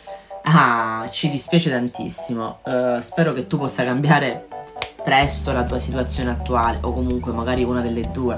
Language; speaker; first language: Italian; native; Italian